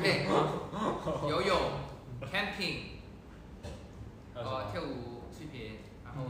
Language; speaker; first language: Chinese; non-native, learner; Thai